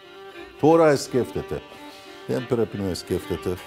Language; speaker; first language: Greek; non-native, fluent; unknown